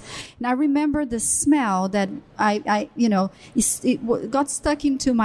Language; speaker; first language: English; non-native, fluent; Portuguese